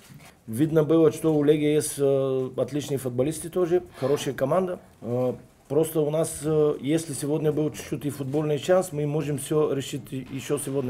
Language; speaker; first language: Russian; non-native, fluent; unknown